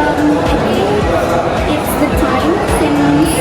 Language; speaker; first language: English; non-native, learner; Indonesian